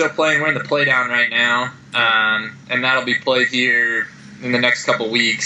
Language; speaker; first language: English; native; English